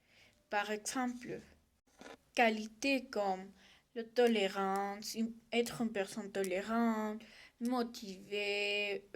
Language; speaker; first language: French; non-native, learner; Spanish